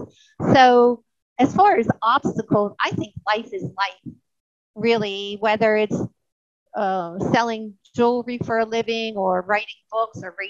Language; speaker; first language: English; native; English